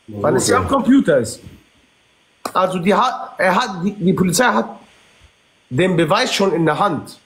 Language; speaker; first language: German; early bilingual, other home language; Arabic